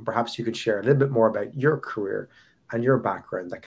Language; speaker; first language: English; native; English